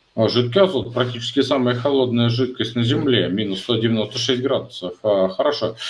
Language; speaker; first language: Russian; native; Russian